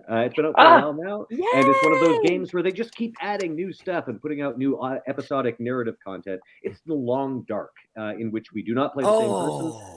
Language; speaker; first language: English; native; English